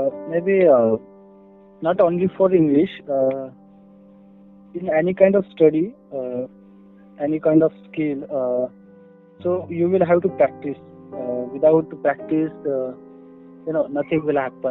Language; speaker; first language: English; non-native, local second language; Marathi